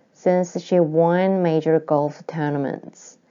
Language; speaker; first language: English; non-native, fluent; Korean